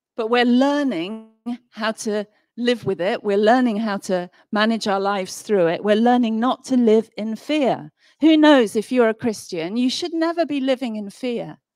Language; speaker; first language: English; native; English